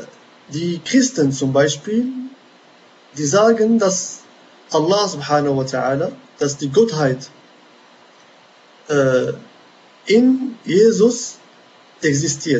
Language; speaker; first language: German; non-native, fluent; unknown